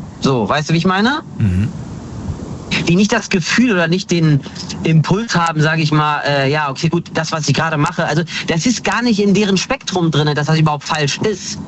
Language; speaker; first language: German; early bilingual, other home language; Kurdish